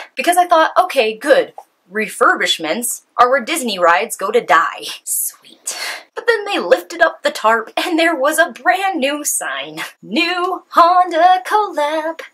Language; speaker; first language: English; native; English